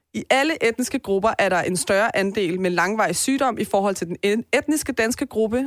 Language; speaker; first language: Danish; early bilingual, other home language; Persian